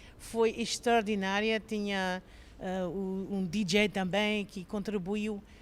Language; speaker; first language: Portuguese; non-native, fluent; English